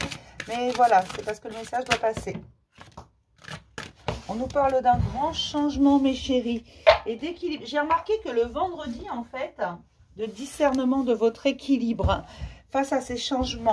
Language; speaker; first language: French; native; French